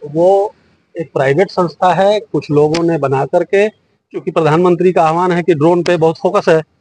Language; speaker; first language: Hindi; native; Hindi